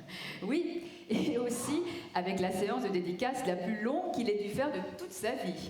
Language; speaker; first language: French; native; French